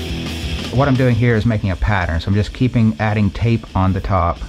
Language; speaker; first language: English; native; English